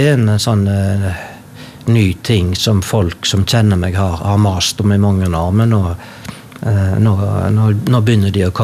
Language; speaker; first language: Norwegian; native; Norwegian